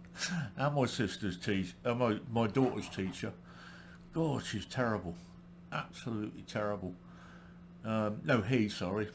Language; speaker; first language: English; native; English